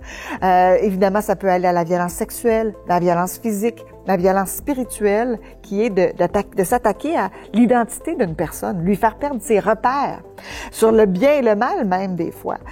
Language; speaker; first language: French; native; French